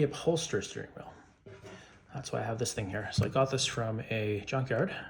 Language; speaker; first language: English; native; English